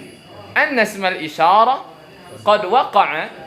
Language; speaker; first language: Arabic; non-native, fluent; Indonesian